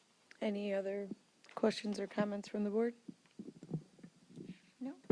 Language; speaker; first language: English; native; English